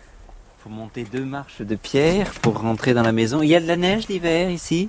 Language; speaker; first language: French; native; French